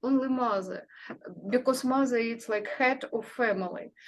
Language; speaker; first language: English; non-native, learner; Ukrainian